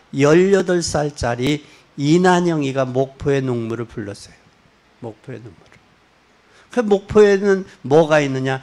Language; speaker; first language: Korean; native; Korean